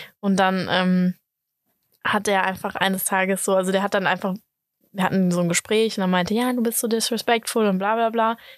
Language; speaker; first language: German; native; German